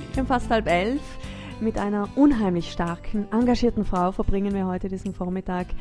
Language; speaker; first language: German; native; German